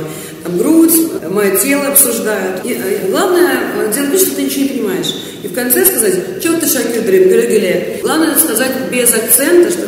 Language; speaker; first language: Russian; native; Russian